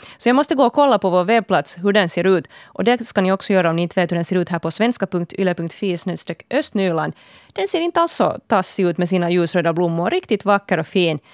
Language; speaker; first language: Swedish; native; Swedish